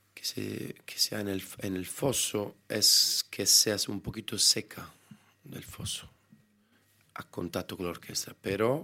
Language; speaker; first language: Spanish; non-native, fluent; Italian